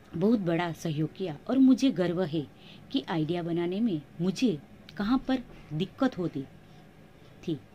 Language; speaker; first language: Hindi; non-native, local second language; Gujarati